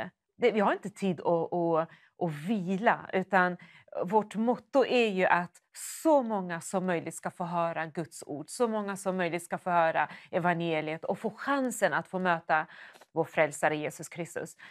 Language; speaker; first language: Swedish; native; Swedish